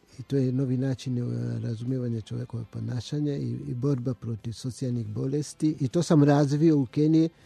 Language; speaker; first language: Serbian; early bilingual, other home language; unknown